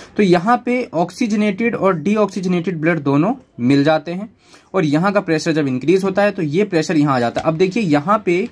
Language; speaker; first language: Hindi; native; Hindi